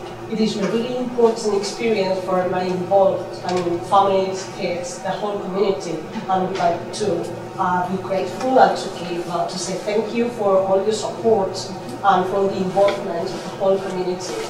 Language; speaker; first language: English; non-native, fluent; Spanish